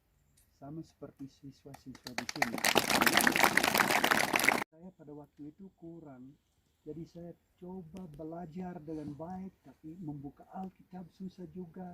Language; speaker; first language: Indonesian; non-native, fluent; English